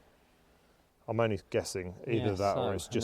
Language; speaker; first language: English; native; English